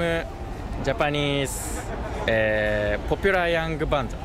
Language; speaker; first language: English; non-native, learner; Japanese